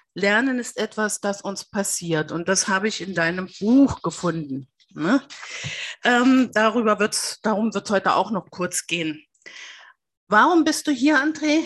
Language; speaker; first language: German; native; German